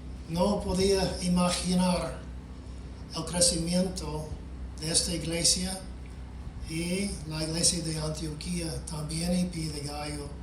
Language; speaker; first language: Spanish; non-native, fluent; English